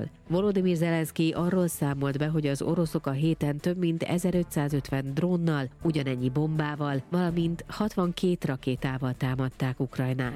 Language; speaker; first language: Hungarian; native; Hungarian